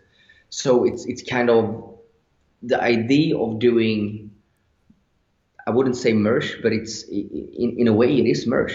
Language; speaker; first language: English; non-native, fluent; Swedish